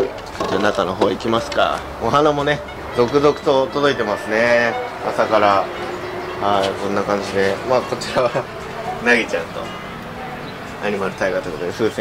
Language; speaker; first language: Japanese; native; Japanese